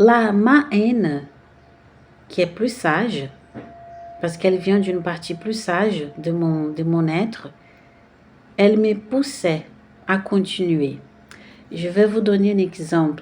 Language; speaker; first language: French; non-native, fluent; Portuguese